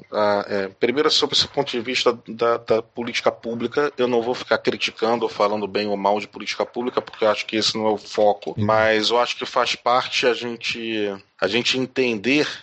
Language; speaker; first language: Portuguese; native; Portuguese